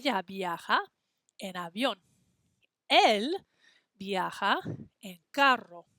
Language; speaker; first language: Spanish; non-native, fluent; English